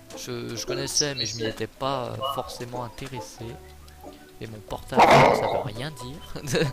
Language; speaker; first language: French; native; French